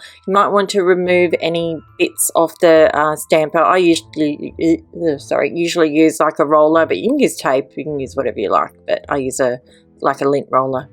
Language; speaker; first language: English; native; English